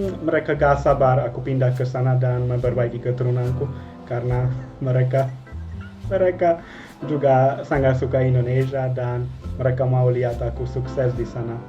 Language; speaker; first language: Indonesian; non-native, fluent; Hungarian